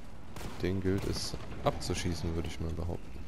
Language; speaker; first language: German; native; German